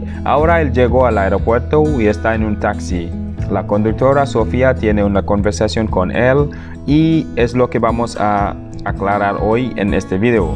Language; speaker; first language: Spanish; non-native, fluent; Wolof